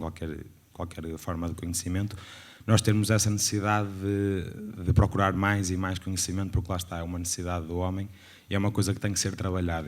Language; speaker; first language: Portuguese; native; Portuguese